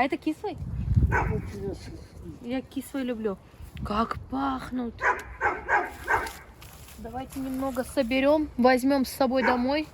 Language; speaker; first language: Russian; native; Russian